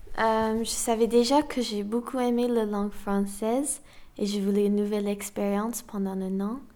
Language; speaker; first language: French; non-native, fluent; English